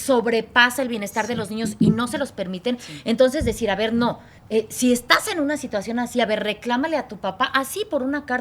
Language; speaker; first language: Spanish; native; Spanish